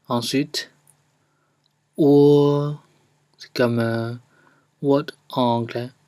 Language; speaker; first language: French; non-native, fluent; Chinese